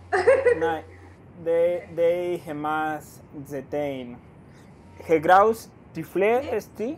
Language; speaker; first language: Greek; non-native, fluent; Spanish